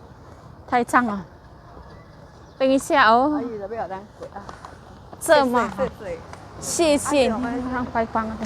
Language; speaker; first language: Chinese; non-native, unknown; Indonesian